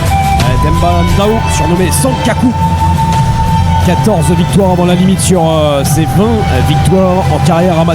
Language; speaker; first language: French; native; French